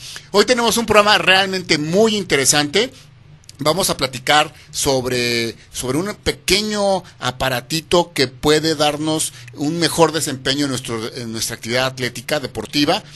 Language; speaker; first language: Spanish; native; Spanish